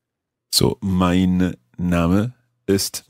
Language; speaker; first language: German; non-native, learner; English